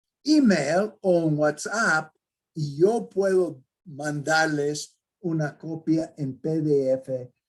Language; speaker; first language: Spanish; non-native, fluent; English